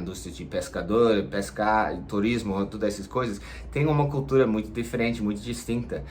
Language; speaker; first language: Portuguese; non-native, fluent; English